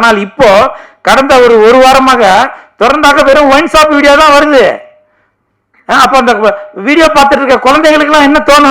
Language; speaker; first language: Tamil; native; Tamil